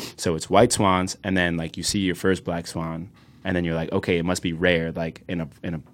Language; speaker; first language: English; native; English